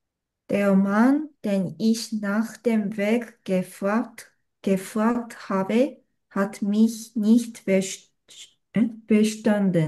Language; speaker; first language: German; non-native, learner; Korean